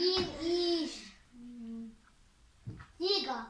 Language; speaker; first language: German; non-native, learner; Ukrainian